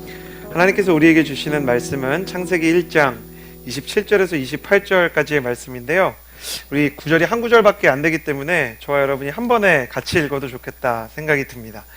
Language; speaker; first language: Korean; native; Korean